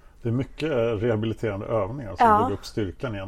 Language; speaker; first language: Swedish; native; Swedish